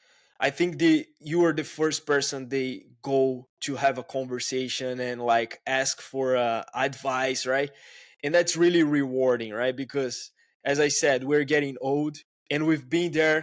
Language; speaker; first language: English; non-native, fluent; Portuguese